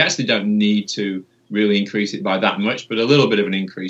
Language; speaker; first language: English; native; English